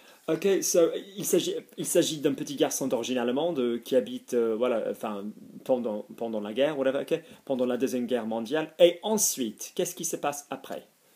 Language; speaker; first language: French; non-native, fluent; English